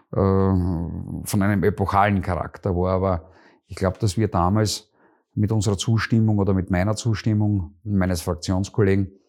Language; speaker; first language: German; native; German